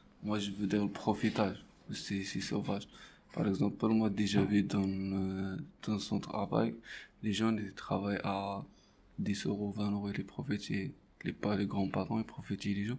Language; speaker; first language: French; non-native, learner; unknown